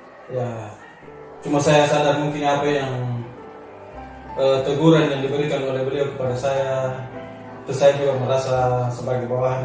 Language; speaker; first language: Indonesian; native; Indonesian